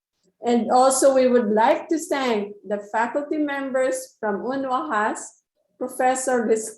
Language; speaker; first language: English; non-native, local second language; Filipino